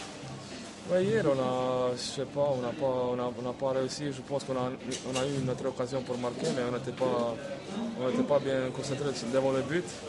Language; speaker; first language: French; non-native, fluent; Croatian